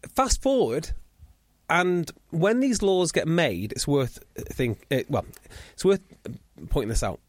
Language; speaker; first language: English; native; English